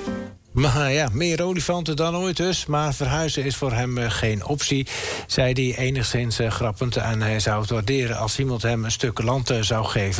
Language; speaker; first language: Dutch; native; Dutch